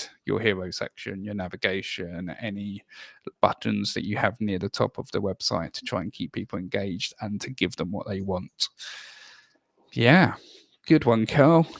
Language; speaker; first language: English; native; English